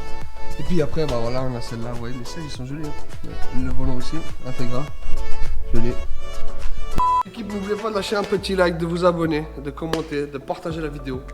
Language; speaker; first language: French; native; French